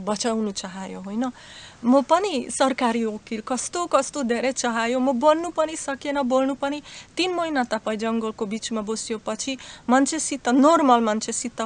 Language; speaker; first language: Nepali; non-native, learner; Slovak